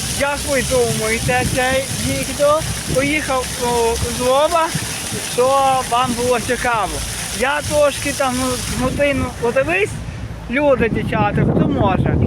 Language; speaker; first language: Ukrainian; native; Ukrainian